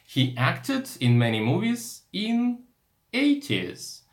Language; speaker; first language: English; non-native, fluent; Russian